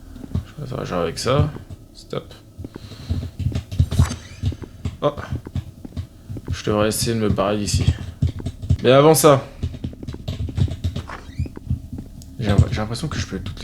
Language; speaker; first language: French; native; French